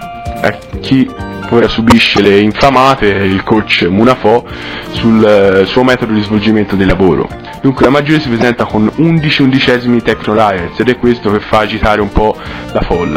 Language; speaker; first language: Italian; native; Italian